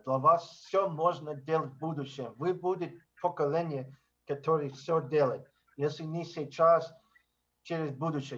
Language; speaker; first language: Russian; non-native, learner; English